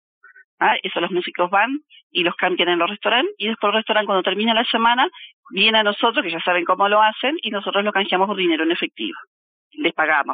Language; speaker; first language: Spanish; native; Spanish